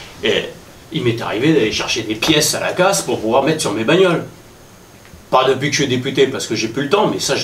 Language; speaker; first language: French; native; French